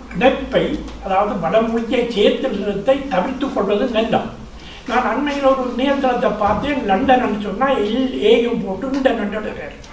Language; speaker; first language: Tamil; native; Tamil